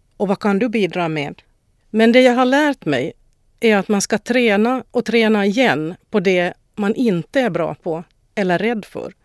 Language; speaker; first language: Swedish; native; Swedish